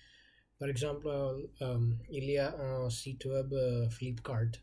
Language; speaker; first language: French; non-native, learner; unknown